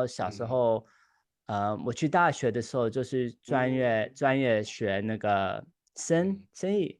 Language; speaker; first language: Chinese; early bilingual, heritage; Chinese